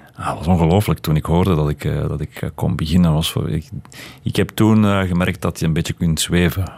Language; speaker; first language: Dutch; early bilingual, other home language; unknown